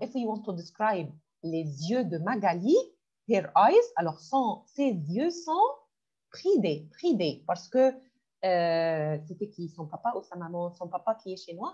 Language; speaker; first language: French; non-native, fluent; Arabic